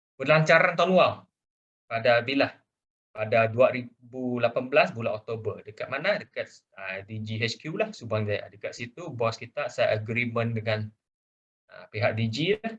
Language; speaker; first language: Malay; non-native, local second language; Chinese